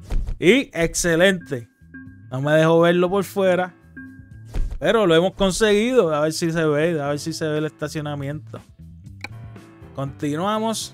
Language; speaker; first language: Spanish; native; Spanish